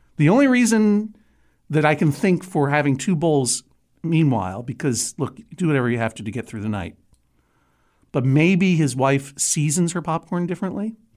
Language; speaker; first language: English; native; English